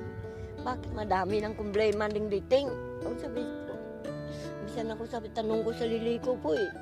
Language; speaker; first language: Filipino; non-native, learner; Vietnamese